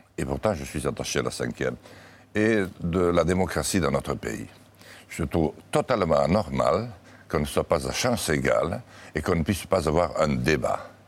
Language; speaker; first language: French; native; French